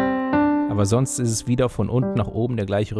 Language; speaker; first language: German; native; German